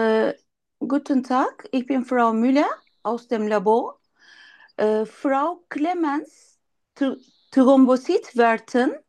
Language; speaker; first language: German; non-native, learner; Turkish